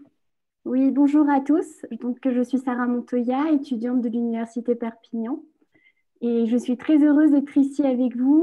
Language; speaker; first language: French; non-native, fluent; Spanish